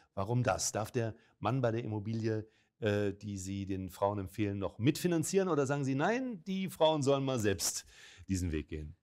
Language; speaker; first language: German; native; German